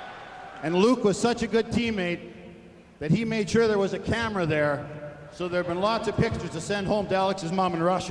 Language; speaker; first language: English; native; English